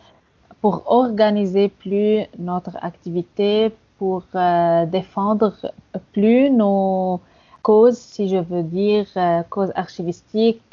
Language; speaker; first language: French; non-native, fluent; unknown